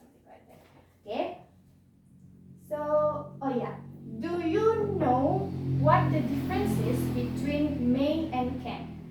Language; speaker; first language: English; non-native, learner; Indonesian